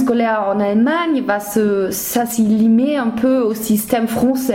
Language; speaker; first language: French; non-native, fluent; German